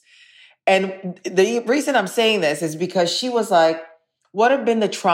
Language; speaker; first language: English; native; English